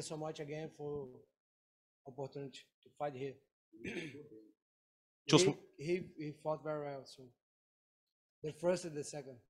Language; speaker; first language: English; non-native, learner; Portuguese